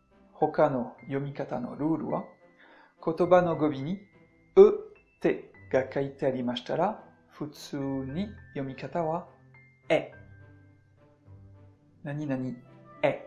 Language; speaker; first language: Japanese; non-native, fluent; French